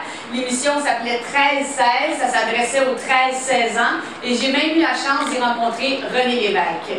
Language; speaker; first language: French; native; French